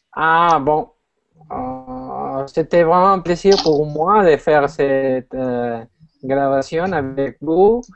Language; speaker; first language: French; non-native, fluent; Spanish